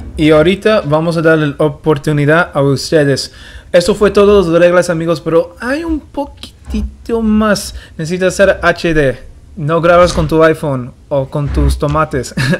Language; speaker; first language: Spanish; non-native, learner; English